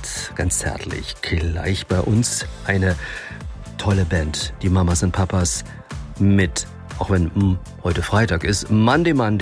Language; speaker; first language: German; native; German